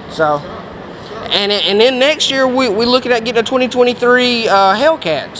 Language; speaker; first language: English; native; English